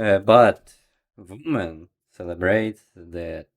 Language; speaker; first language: English; non-native, learner; Ukrainian